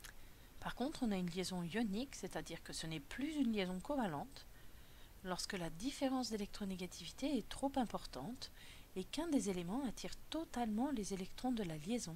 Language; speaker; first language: French; native; French